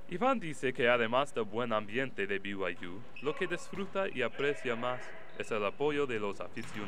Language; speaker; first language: Spanish; non-native, fluent; English